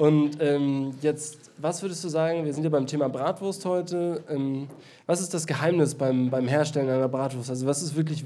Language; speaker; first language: German; native; German